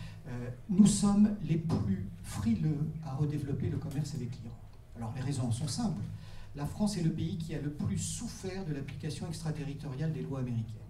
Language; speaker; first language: French; native; French